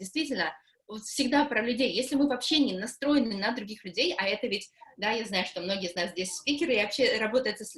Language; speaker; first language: Russian; native; Russian